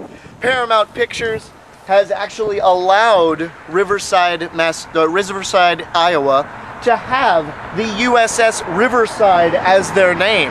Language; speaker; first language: English; native; English